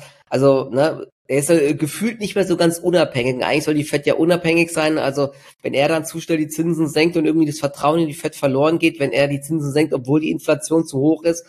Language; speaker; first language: German; native; German